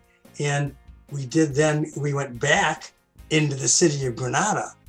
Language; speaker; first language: English; native; English